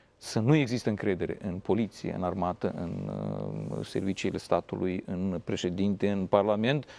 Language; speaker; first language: Romanian; native; Romanian